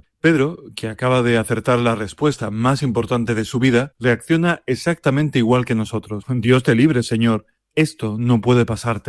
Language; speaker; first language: Spanish; native; Spanish